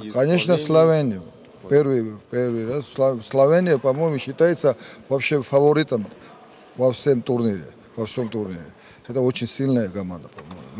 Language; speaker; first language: Russian; non-native, fluent; Georgian